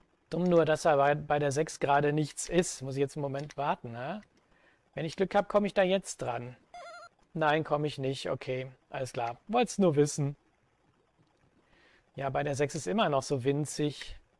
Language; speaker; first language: German; native; German